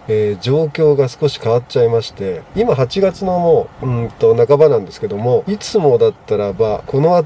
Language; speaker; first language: Japanese; native; Japanese